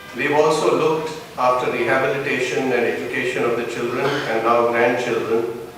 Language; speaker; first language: English; non-native, local second language; Punjabi